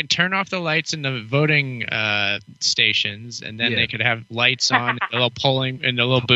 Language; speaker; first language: English; native; English